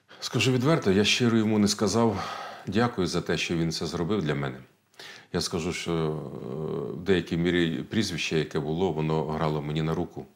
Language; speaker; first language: Ukrainian; native; Ukrainian